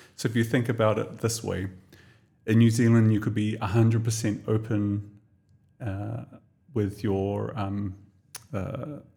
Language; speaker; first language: English; native; English